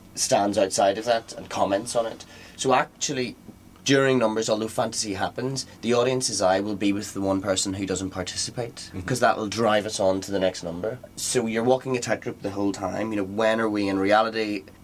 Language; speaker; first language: English; native; English